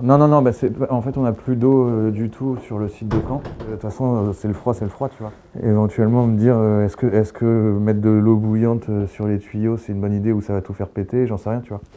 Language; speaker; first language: French; native; French